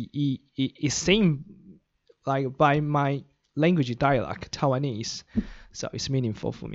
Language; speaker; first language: English; non-native, fluent; Chinese